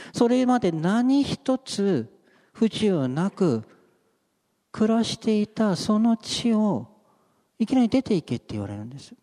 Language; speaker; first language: Japanese; native; Japanese